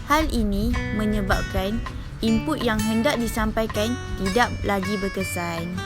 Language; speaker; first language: Malay; native; Malay